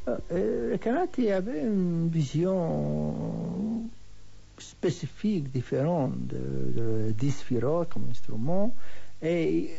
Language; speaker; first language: French; non-native, fluent; Hebrew